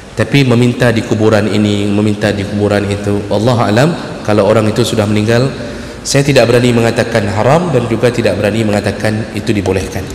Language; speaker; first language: Malay; non-native, local second language; Achinese